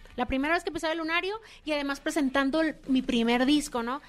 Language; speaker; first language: Spanish; native; Spanish